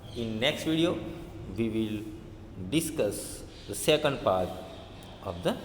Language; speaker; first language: English; non-native, local second language; Hindi